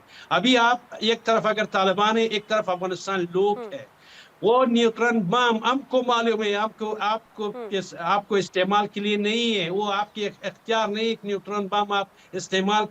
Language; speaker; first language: Hindi; non-native, fluent; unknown